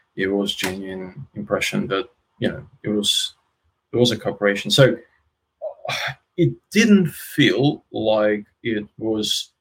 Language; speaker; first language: English; non-native, fluent; Russian